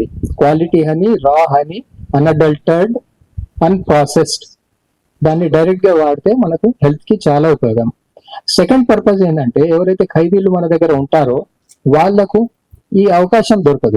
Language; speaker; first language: Telugu; native; Telugu